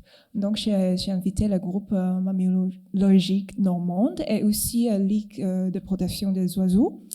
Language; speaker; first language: French; non-native, fluent; Cantonese